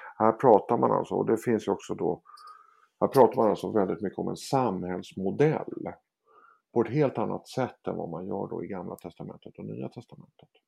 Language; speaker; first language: Swedish; native; Swedish